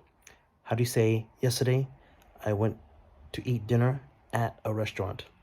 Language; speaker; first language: English; early bilingual, other home language; Vietnamese